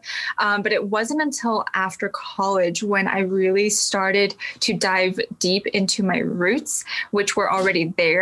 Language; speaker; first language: English; native; English